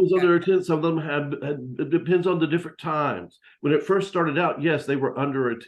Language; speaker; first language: English; native; English